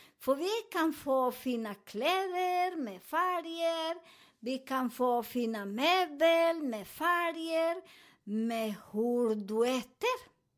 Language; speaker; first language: Swedish; non-native, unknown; Spanish